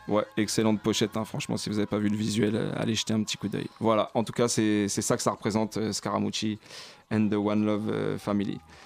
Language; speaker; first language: French; native; French